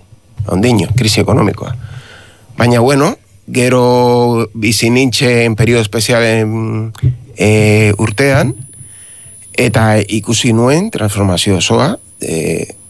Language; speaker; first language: Basque; non-native, learner; Spanish